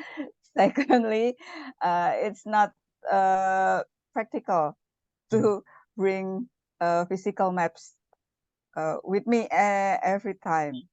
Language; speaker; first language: English; non-native, learner; Indonesian